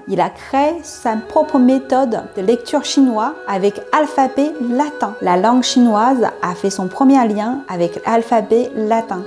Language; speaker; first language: French; non-native, learner; Chinese